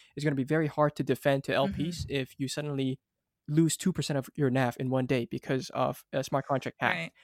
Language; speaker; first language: English; non-native, local second language; Cantonese